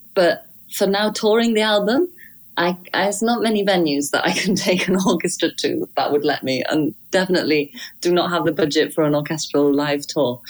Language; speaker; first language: English; native; English